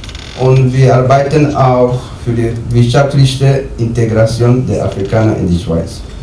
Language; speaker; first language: German; non-native, learner; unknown